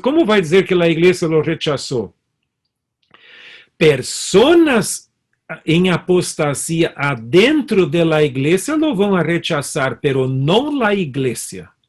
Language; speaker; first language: Spanish; non-native, fluent; Portuguese